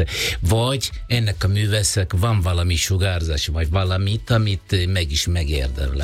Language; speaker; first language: Hungarian; non-native, fluent; Italian